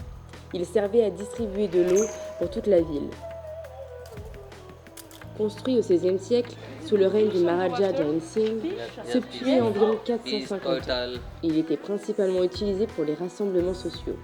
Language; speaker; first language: French; native; French